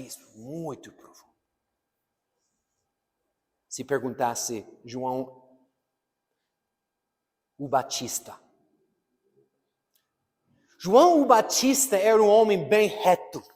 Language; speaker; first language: Portuguese; non-native, fluent; English